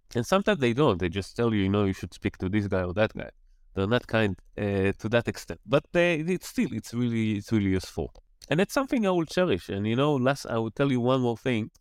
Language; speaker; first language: English; non-native, fluent; Hebrew